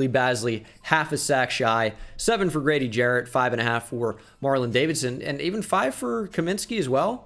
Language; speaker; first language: English; native; English